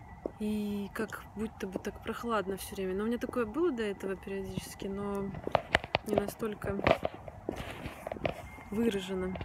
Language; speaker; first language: Russian; native; Russian